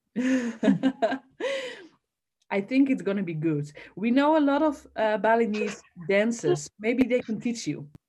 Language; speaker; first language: English; non-native, fluent; Dutch